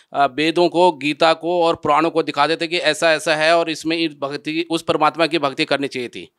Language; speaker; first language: Hindi; native; Hindi